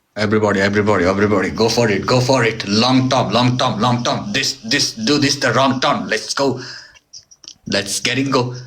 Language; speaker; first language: English; non-native, learner; Nepali